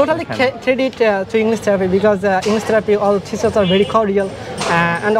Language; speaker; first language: English; non-native, learner; Bangla